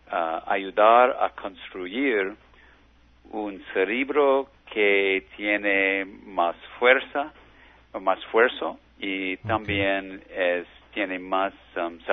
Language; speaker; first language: Spanish; non-native, learner; English